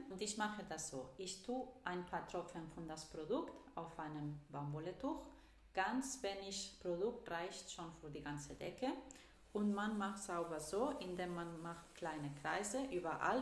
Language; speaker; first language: German; non-native, fluent; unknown